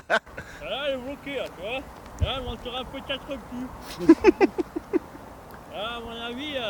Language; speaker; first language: French; native; French